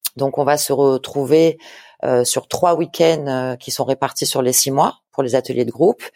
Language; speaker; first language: French; native; French